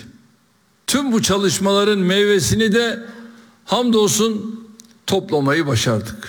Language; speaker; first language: Turkish; native; Turkish